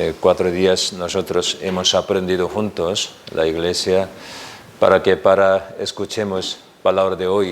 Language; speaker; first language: Spanish; non-native, learner; Korean